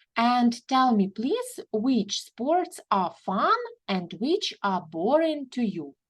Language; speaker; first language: English; non-native, fluent; Ukrainian